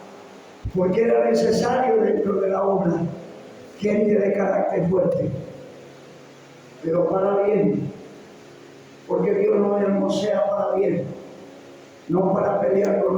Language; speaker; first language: Spanish; native; Spanish